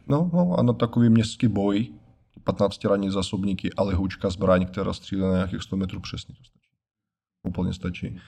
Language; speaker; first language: Czech; non-native, fluent; Russian